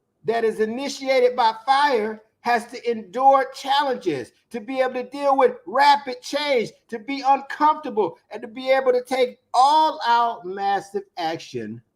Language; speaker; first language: English; native; English